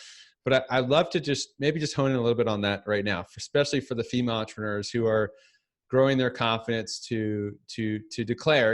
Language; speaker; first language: English; native; English